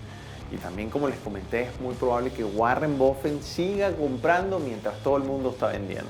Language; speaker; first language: Spanish; native; Spanish